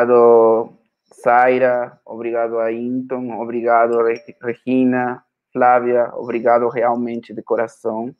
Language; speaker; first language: Portuguese; non-native, fluent; Spanish